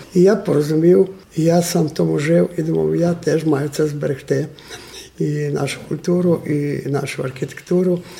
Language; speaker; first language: Ukrainian; non-native, local second language; Romanian